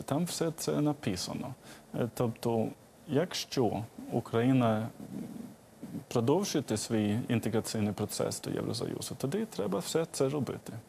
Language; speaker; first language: Ukrainian; non-native, fluent; Swedish